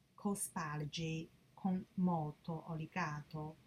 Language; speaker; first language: Italian; non-native, learner; Chinese